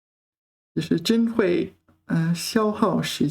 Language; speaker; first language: Chinese; non-native, learner; English